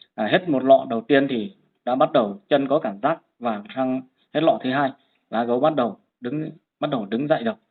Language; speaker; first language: Vietnamese; non-native, local second language; Hmong